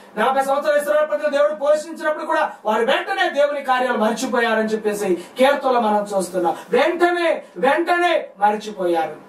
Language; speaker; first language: Telugu; non-native, local second language; Lambadi